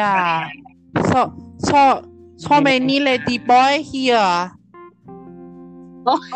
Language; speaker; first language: English; non-native, learner; Thai